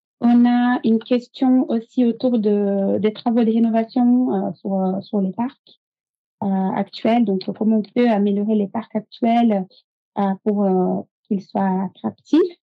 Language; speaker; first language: French; non-native, fluent; Portuguese